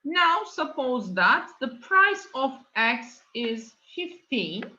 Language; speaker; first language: English; non-native, fluent; Turkish